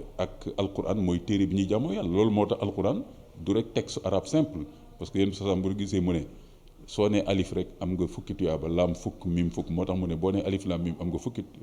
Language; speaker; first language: Wolof; native; Wolof